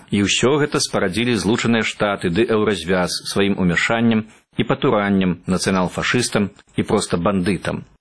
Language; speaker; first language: Belarusian; native; Belarusian